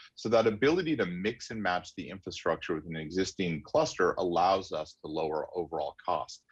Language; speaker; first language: English; native; English